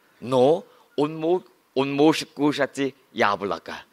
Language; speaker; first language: Russian; non-native, learner; Korean